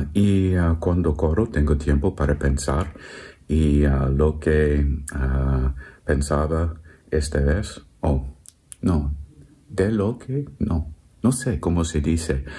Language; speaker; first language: Spanish; non-native, learner; English